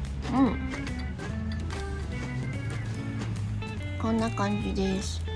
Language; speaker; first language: Japanese; non-native, fluent; Chinese